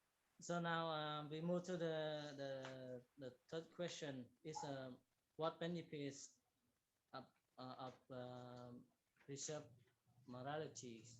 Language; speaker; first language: English; non-native, learner; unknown